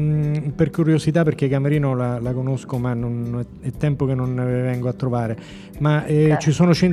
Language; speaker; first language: Italian; native; Italian